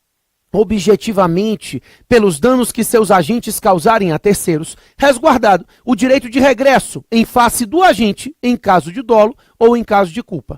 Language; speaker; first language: Portuguese; native; Portuguese